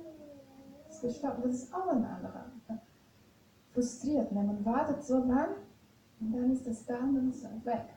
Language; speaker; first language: German; non-native, fluent; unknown